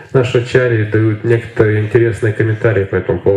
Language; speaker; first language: Russian; native; Russian